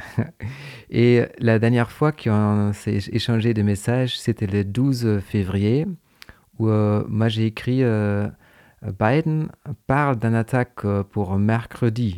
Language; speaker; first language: French; native; French